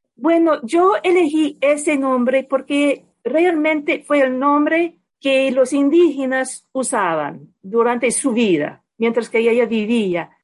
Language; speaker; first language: Spanish; non-native, fluent; English